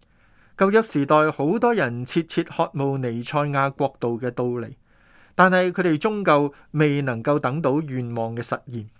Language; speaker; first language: Chinese; non-native, local second language; Cantonese